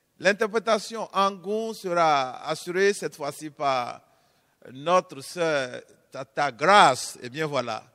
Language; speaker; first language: French; non-native, local second language; Fon